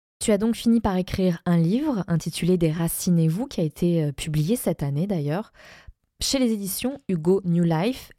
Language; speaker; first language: French; non-native, fluent; Spanish